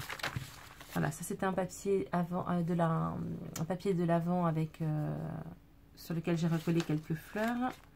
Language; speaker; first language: French; native; French